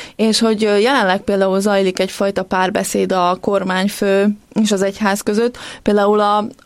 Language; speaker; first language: Hungarian; native; Hungarian